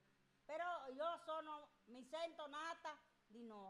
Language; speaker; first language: Italian; non-native, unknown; Spanish